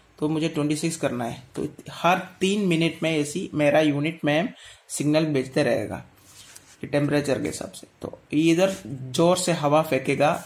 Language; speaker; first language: Hindi; non-native, local second language; Malayalam